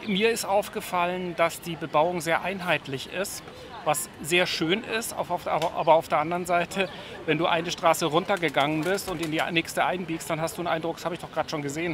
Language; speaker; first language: German; native; German